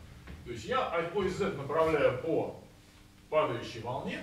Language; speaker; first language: Russian; native; Russian